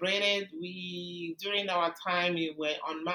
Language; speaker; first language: English; non-native, local second language; Igbo